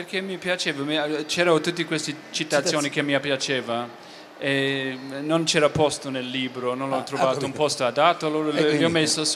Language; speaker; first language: Italian; non-native, fluent; English